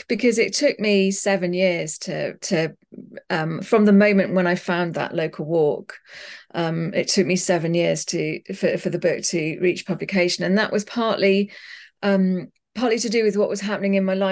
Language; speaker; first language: English; native; English